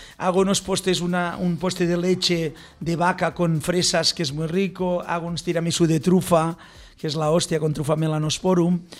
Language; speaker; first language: Spanish; non-native, local second language; Catalan